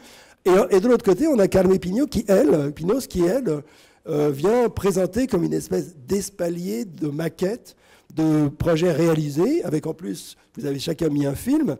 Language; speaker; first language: French; native; French